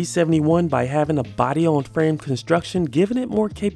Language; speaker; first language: English; native; English